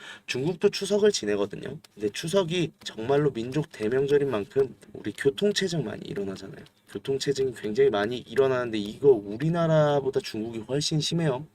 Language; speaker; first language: Korean; native; Korean